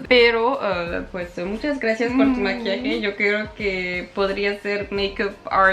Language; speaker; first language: Spanish; non-native, fluent; French